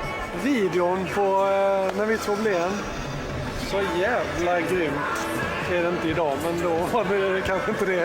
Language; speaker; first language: Swedish; native; Swedish